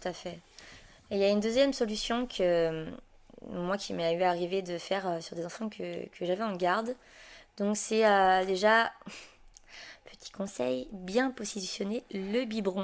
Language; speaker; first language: French; native; French